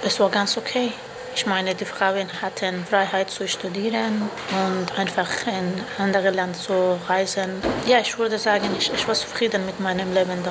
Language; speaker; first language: German; non-native, fluent; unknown